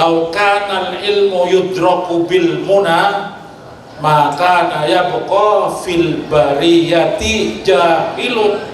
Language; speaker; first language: Arabic; non-native, fluent; Indonesian